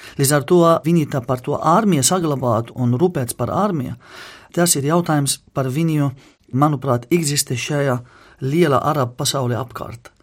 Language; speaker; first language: Latvian; non-native, fluent; Arabic